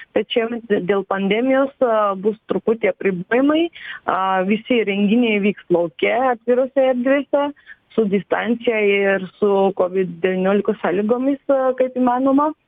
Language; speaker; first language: Lithuanian; non-native, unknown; Georgian